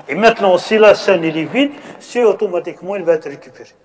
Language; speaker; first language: French; non-native, local second language; Arabic